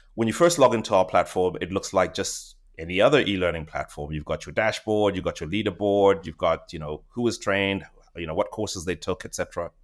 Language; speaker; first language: English; non-native, local second language; Shona